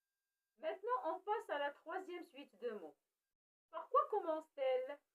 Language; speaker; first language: French; non-native, local second language; Arabic